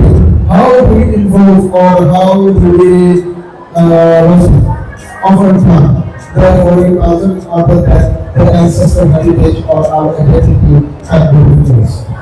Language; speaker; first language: English; non-native, fluent; Indonesian